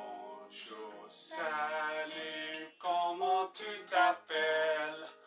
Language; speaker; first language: French; non-native, fluent; English